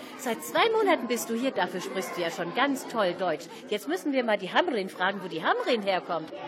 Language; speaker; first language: German; native; German